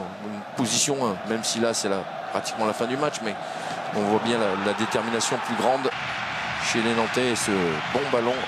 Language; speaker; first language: French; native; French